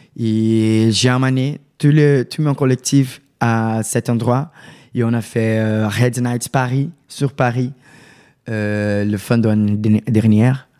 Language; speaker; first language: French; non-native, learner; Portuguese